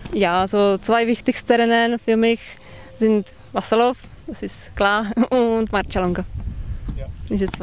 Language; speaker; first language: German; non-native, fluent; Czech